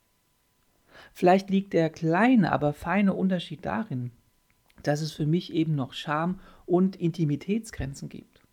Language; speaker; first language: German; native; German